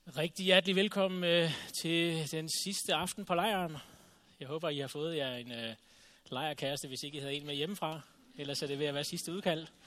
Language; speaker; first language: Danish; native; Danish